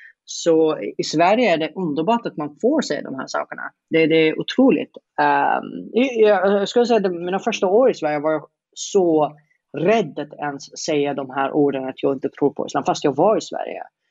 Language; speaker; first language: Swedish; non-native, fluent; Arabic